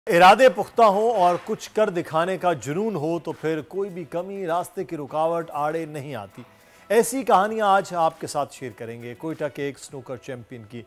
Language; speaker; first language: Urdu; native; Urdu